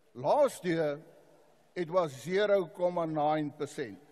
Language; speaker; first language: English; non-native, local second language; Afrikaans